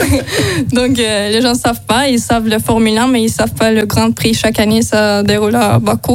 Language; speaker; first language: French; non-native, learner; Azerbaijani